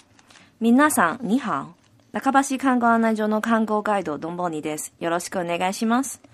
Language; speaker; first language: Japanese; non-native, fluent; Cantonese